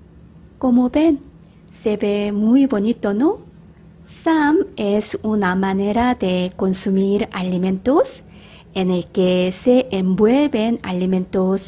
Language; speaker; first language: Spanish; non-native, fluent; Korean